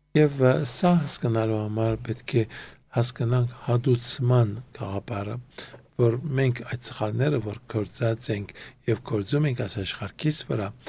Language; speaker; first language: Armenian; early bilingual, heritage; Armenian